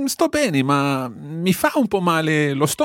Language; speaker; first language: Italian; non-native, fluent; English